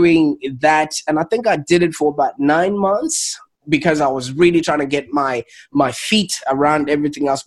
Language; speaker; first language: English; non-native, local second language; Shona